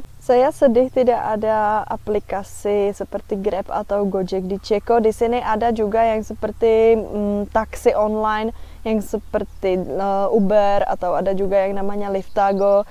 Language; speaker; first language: Indonesian; non-native, fluent; Czech